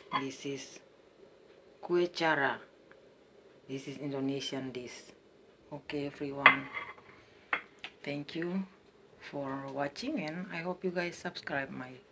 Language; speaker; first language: English; non-native, learner; Indonesian